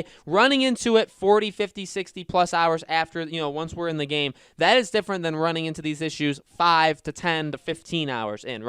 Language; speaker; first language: English; native; English